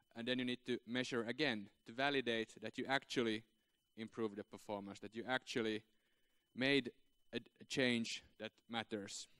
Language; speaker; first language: English; non-native, fluent; Finnish